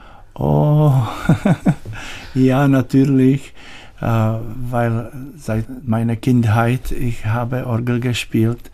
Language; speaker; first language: German; non-native, learner; Czech